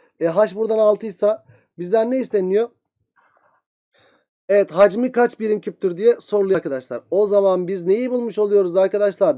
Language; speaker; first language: Turkish; native; Turkish